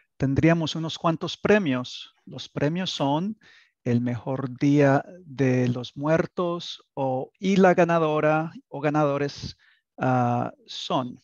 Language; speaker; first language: Spanish; native; Spanish